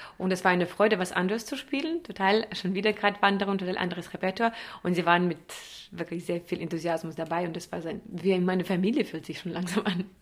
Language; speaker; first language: German; non-native, fluent; Russian